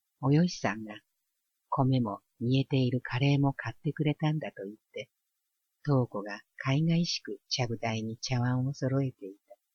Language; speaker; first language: Japanese; native; Japanese